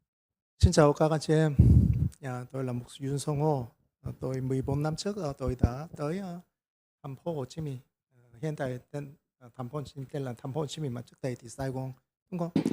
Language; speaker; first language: Vietnamese; non-native, learner; Korean